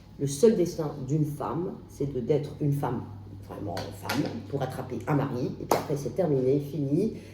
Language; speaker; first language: French; non-native, local second language; Arabic